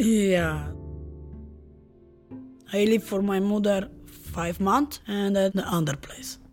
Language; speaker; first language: English; non-native, learner; Polish